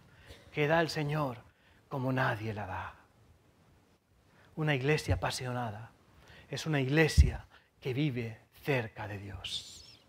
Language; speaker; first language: Spanish; native; Spanish